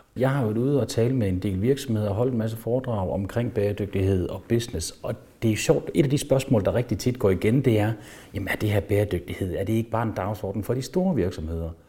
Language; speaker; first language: Danish; native; Danish